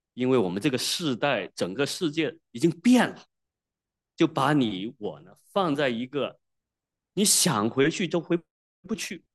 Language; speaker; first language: Chinese; native; Chinese